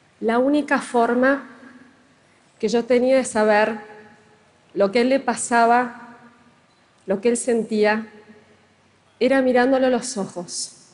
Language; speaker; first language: Spanish; native; Spanish